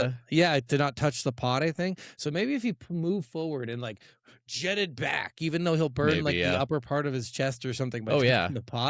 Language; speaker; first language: English; native; English